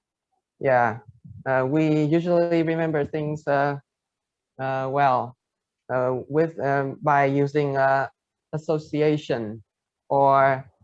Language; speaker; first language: English; non-native, fluent; Vietnamese